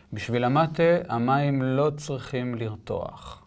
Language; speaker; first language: Hebrew; early bilingual, other home language; Spanish